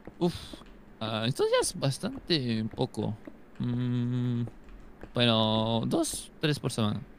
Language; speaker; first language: Spanish; non-native, fluent; French